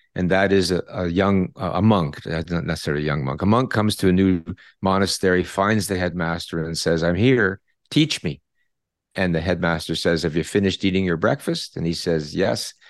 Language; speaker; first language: English; native; English